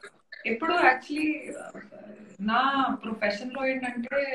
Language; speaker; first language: Telugu; non-native, fluent; Hindi